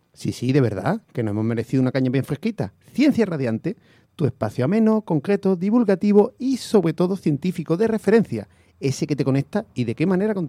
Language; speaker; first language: Spanish; native; Spanish